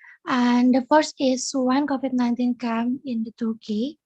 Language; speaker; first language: English; non-native, learner; Indonesian